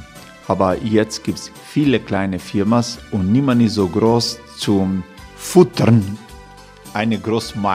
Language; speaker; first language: German; non-native, learner; Croatian